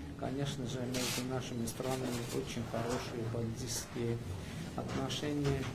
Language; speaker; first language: Russian; non-native, local second language; Armenian